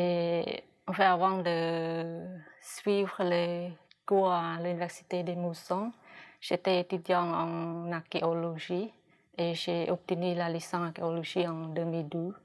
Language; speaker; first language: French; non-native, fluent; Khmer